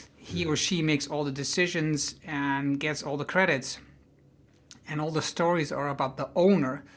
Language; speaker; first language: English; non-native, fluent; Dutch